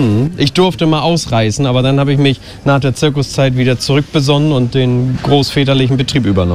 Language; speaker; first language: German; native; German